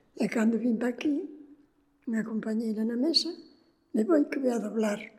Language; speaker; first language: Galician; native; Galician